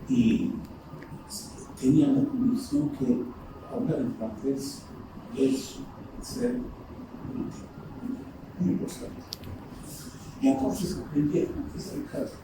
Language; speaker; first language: Spanish; non-native, fluent; Turkish